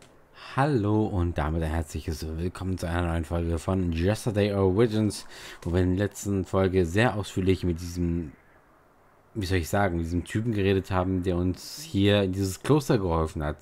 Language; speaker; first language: German; native; German